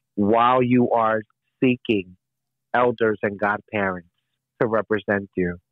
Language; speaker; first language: English; native; English